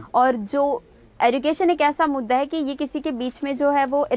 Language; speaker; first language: Hindi; native; Hindi